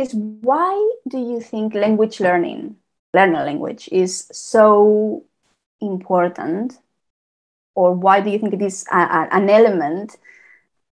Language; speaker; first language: English; non-native, fluent; Spanish